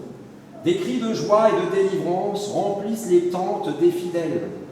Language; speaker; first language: French; native; French